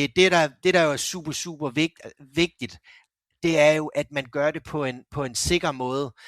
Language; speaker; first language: Danish; native; Danish